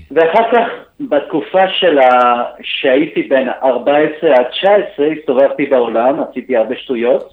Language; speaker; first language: Hebrew; early bilingual, other home language; Spanish